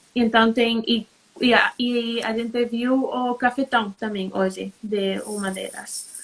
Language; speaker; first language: Portuguese; non-native, fluent; Spanish